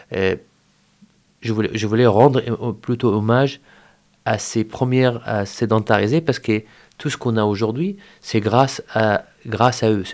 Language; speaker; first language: French; non-native, fluent; Arabic